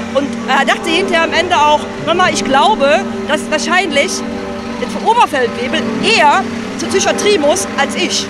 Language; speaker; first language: German; native; German